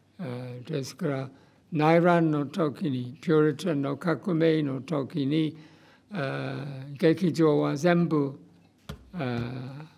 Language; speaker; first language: Japanese; non-native, fluent; English